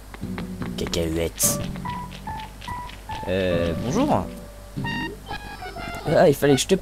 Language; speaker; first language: French; native; French